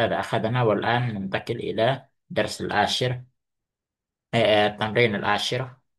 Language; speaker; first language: Arabic; non-native, fluent; Indonesian